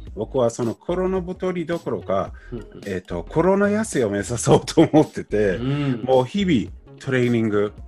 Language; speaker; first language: Japanese; non-native, fluent; English